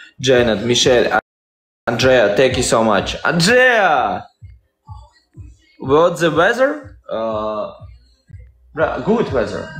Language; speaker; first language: English; non-native, learner; Russian